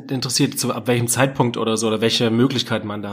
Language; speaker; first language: German; native; German